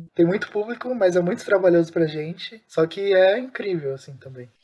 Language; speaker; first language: Portuguese; native; Portuguese